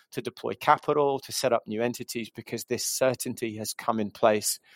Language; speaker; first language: English; native; English